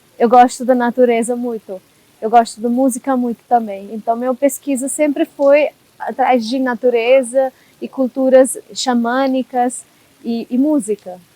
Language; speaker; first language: Portuguese; non-native, learner; Hindi